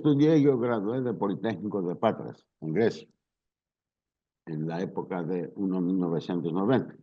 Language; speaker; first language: Spanish; non-native, learner; Greek